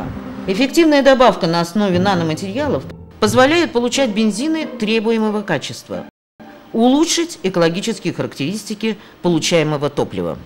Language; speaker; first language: Russian; native; Russian